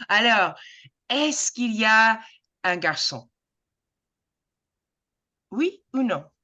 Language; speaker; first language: French; non-native, fluent; English